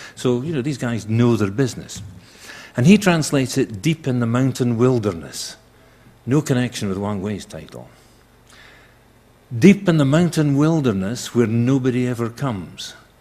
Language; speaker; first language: English; native; English